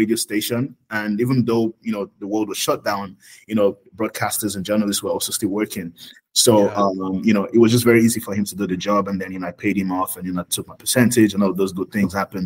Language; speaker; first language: English; non-native, local second language; Yoruba